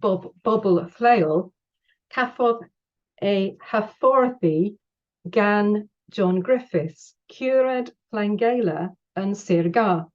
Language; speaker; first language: Welsh; non-native, learner; English